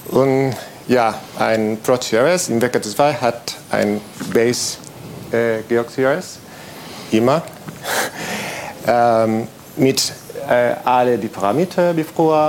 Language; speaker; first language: German; non-native, fluent; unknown